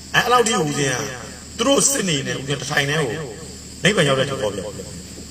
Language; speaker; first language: Burmese; native; Burmese